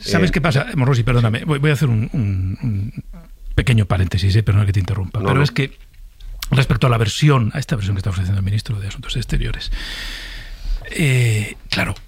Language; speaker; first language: Spanish; native; Spanish